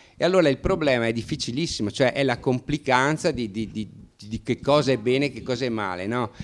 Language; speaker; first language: Italian; native; Italian